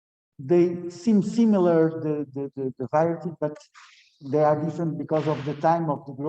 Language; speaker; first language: English; non-native, learner; Portuguese